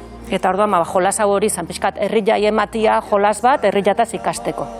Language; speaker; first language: Basque; native; Basque